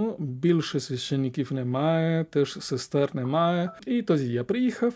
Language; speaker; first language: Ukrainian; non-native, fluent; Spanish